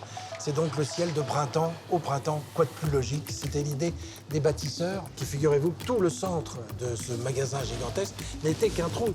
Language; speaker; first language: French; native; French